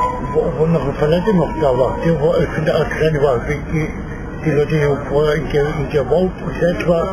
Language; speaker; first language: German; non-native, learner; Turkish